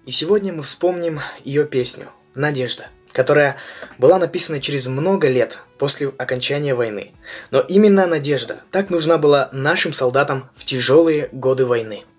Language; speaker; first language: Russian; non-native, local second language; Kazakh